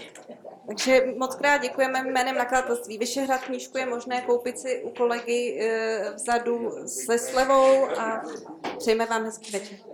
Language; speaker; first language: Czech; native; Czech